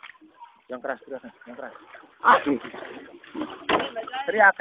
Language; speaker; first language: Indonesian; native; Indonesian